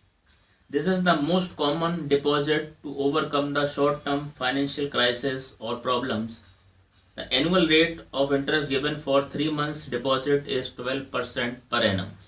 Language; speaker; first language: English; non-native, local second language; Hindi